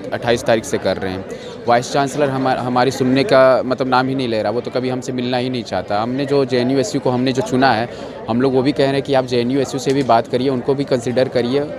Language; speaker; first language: Hindi; native; Hindi